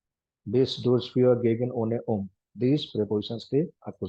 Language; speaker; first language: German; non-native, fluent; Hindi